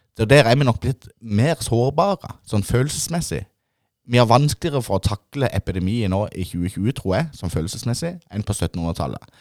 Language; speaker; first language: Norwegian; native; Norwegian